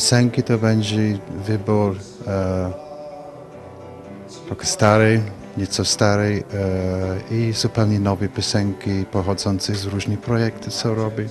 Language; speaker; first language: Polish; non-native, fluent; English